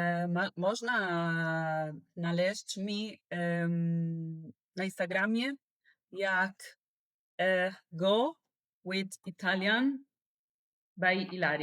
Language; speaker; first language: Polish; non-native, learner; Italian